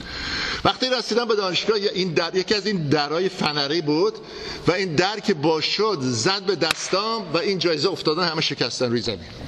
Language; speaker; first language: Persian; non-native, fluent; English